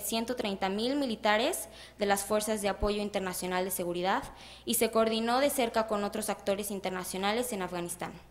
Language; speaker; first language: Spanish; native; Spanish